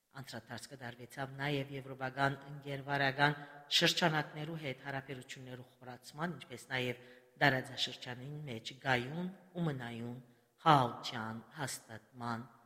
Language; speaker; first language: Armenian; early bilingual, heritage; Armenian